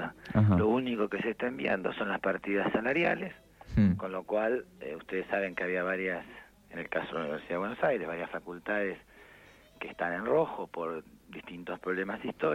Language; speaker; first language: Spanish; native; Spanish